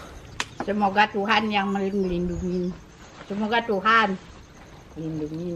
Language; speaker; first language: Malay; non-native, local second language; Balinese